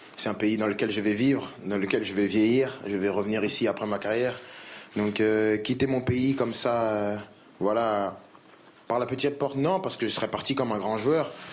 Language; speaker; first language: French; native; French